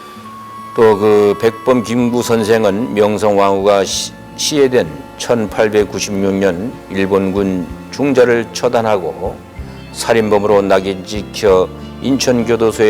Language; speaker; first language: Korean; native; Korean